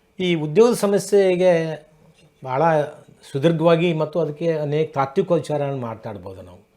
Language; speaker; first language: Kannada; non-native, local second language; Marathi